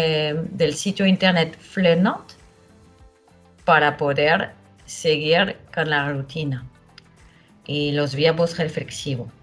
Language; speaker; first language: Spanish; non-native, fluent; French